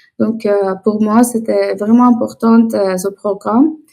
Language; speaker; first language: French; non-native, learner; Persian